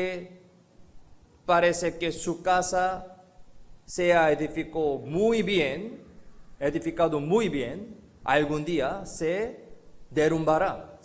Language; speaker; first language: Spanish; non-native, fluent; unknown